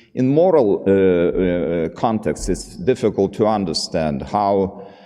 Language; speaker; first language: English; non-native, fluent; Lithuanian